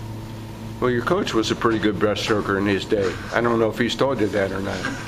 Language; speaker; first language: English; native; English